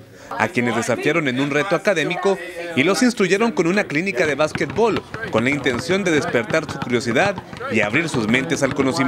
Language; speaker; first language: Spanish; native; Spanish